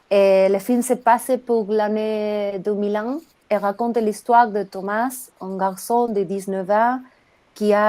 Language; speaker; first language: French; non-native, learner; Spanish